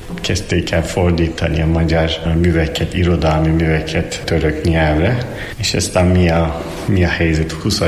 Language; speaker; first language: Hungarian; non-native, fluent; Turkish